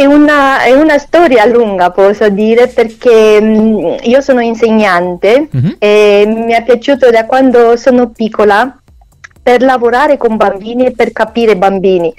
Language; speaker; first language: Italian; non-native, learner; Romanian